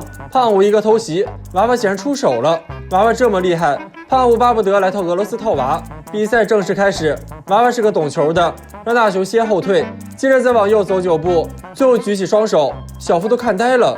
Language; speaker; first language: Chinese; native; Chinese